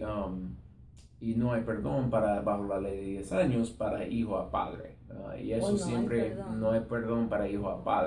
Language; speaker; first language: Spanish; non-native, fluent; English